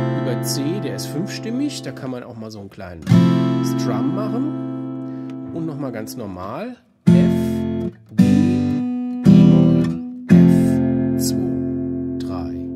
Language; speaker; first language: German; native; German